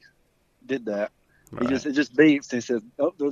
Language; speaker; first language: English; native; English